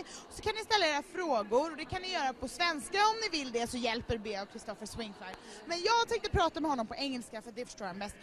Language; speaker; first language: Swedish; native; Swedish